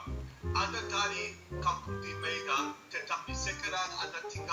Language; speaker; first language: Indonesian; non-native, learner; English